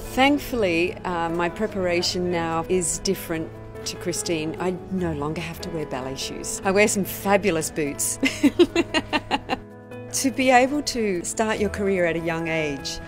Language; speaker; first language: English; native; English